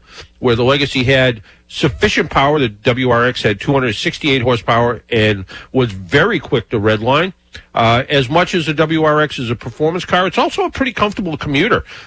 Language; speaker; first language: English; native; English